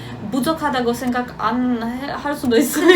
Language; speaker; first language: Korean; non-native, fluent; Polish